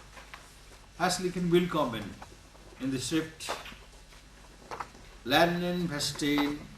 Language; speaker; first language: German; non-native, learner; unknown